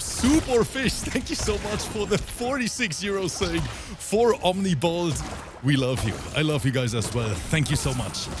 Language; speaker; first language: English; native; English